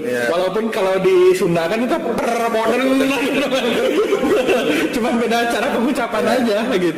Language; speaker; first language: Indonesian; native; Indonesian